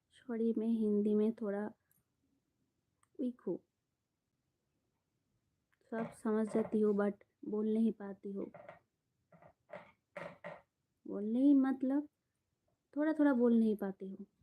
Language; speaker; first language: Hindi; non-native, local second language; Bangla